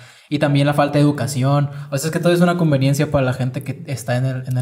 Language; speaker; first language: Spanish; native; Spanish